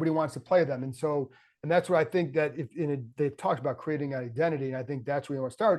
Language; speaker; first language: English; native; English